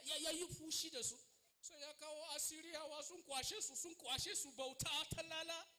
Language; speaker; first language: Hausa; non-native, local second language; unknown